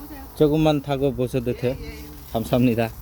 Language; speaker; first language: Korean; non-native, learner; Bangla